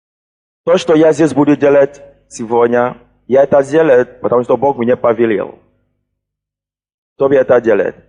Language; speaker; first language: Russian; non-native, fluent; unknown